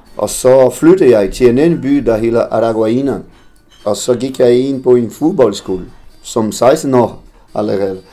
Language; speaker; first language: Danish; non-native, fluent; Portuguese